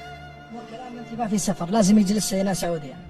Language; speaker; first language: Arabic; native; Arabic